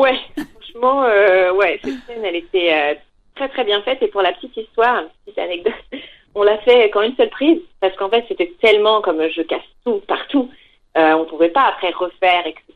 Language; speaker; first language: French; native; French